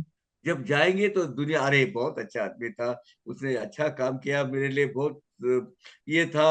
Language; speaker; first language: Hindi; native; Hindi